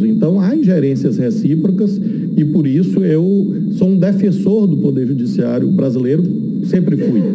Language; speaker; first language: Portuguese; native; Portuguese